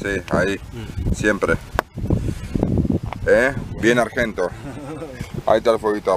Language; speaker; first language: Spanish; native; Spanish